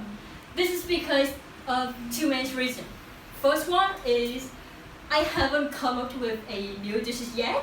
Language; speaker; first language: English; non-native, learner; Vietnamese